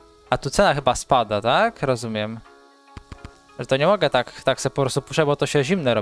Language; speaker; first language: Polish; native; Polish